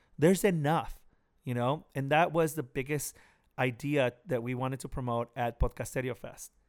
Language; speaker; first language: English; early bilingual, other home language; Spanish